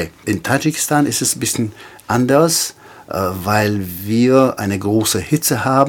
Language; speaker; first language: German; non-native, fluent; Tajik